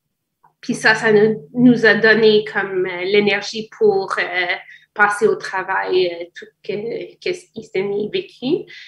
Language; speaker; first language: French; non-native, fluent; English